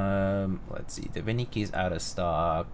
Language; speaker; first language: English; native; English